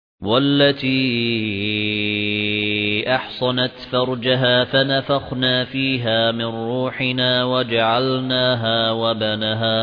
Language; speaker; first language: Arabic; native; Arabic